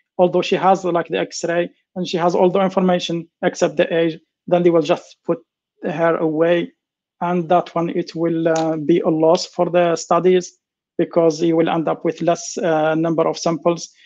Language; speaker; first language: English; non-native, fluent; Arabic